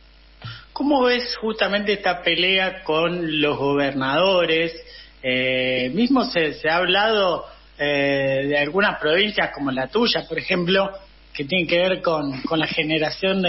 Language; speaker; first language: Spanish; native; Spanish